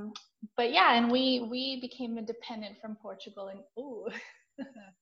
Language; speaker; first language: English; early bilingual, other home language; Portuguese